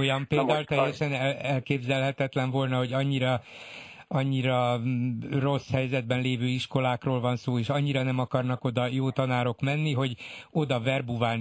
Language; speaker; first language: Hungarian; native; Hungarian